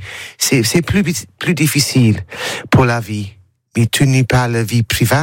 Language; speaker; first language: French; non-native, learner; English